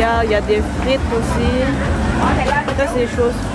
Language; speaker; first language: French; early bilingual, other home language; Vietnamese